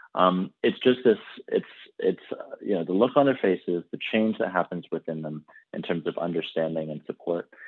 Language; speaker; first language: English; native; English